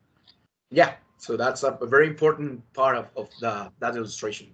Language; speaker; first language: English; non-native, fluent; Spanish